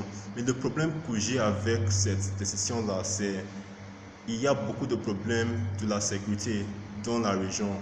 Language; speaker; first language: French; non-native, fluent; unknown